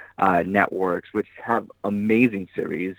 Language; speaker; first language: English; native; English